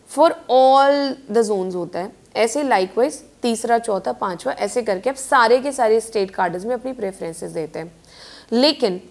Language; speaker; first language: Hindi; native; Hindi